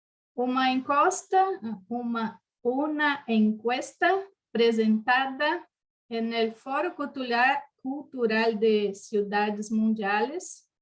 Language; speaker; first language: Spanish; non-native, learner; Portuguese